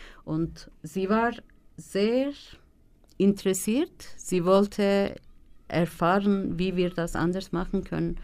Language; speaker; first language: German; non-native, fluent; Turkish